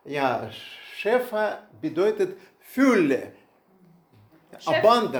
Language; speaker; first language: German; non-native, learner; Russian